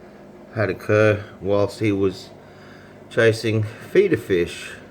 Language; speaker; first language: English; native; English